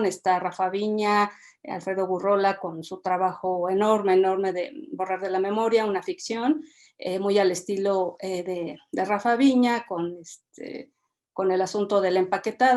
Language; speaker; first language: Spanish; native; Spanish